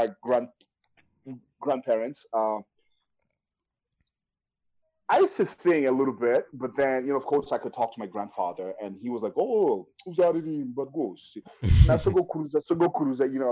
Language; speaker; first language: English; non-native, local second language; Kinyarwanda